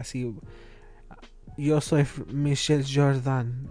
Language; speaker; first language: Spanish; early bilingual, other home language; English